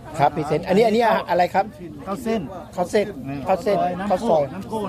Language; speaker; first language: Thai; native; Thai